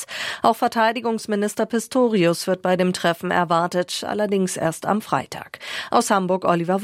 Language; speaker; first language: German; native; German